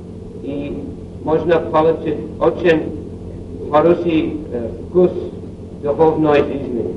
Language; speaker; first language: Russian; non-native, learner; English